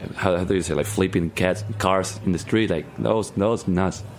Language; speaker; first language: English; non-native, learner; Spanish